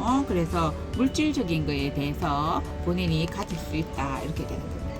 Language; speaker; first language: Korean; native; Korean